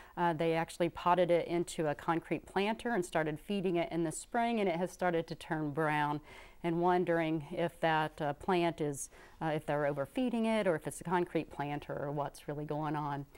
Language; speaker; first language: English; native; English